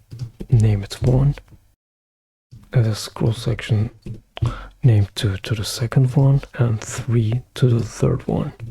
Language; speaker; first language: English; non-native, fluent; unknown